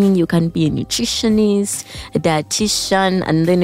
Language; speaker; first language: English; non-native, local second language; Ganda